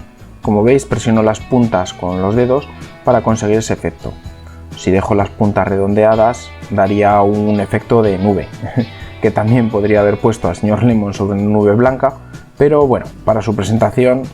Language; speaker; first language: Spanish; native; Spanish